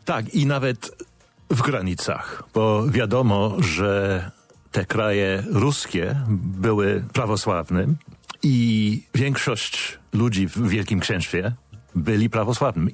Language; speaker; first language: Polish; non-native, fluent; English